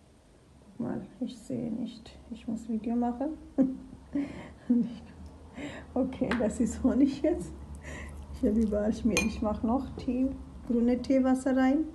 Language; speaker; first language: German; non-native, learner; Urdu